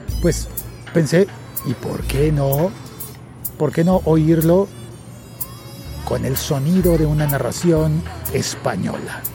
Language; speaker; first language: Spanish; native; Spanish